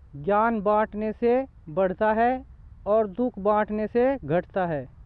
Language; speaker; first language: Hindi; native; Hindi